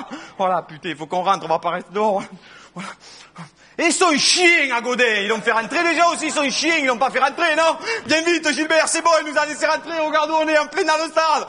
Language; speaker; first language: French; native; French